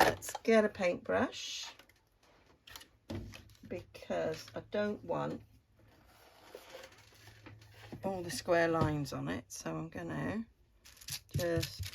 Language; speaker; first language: English; native; English